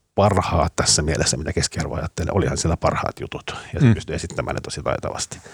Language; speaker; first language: Finnish; early bilingual, other home language; Danish